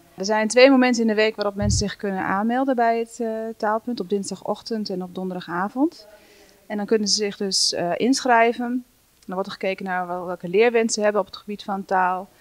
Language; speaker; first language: Dutch; native; Dutch